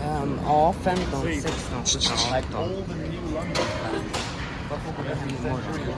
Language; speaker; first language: Swedish; early bilingual, other home language; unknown